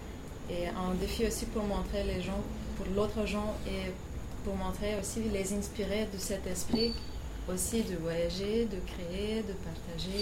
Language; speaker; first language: French; non-native, fluent; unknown